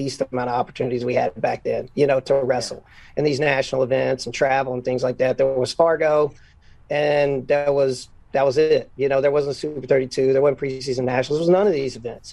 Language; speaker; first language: English; native; English